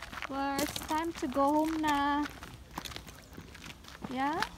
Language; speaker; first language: English; non-native, local second language; Cebuano